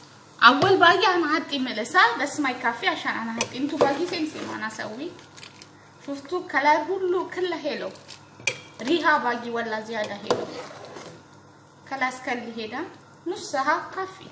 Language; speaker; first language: Arabic; non-native, learner; Amharic